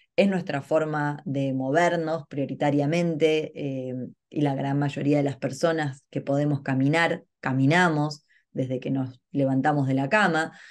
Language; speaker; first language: Spanish; native; Spanish